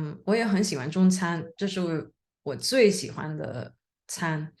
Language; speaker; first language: Chinese; early bilingual, heritage; Chinese